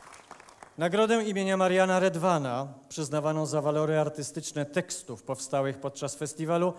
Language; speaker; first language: Polish; native; Polish